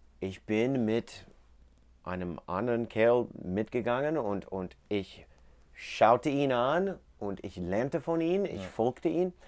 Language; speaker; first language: German; non-native, learner; English